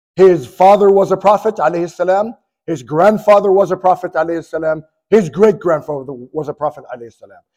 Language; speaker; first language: English; native; English